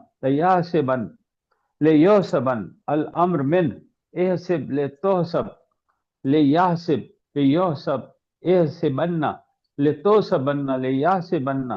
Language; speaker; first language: Arabic; non-native, learner; Urdu